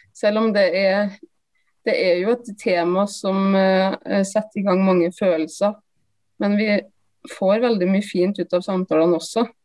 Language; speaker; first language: Norwegian; native; Norwegian